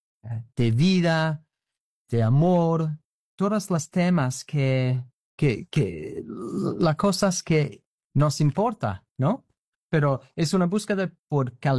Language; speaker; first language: Spanish; non-native, fluent; English